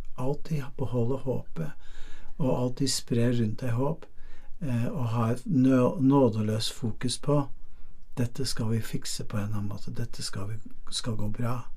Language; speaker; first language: Norwegian; non-native, fluent; English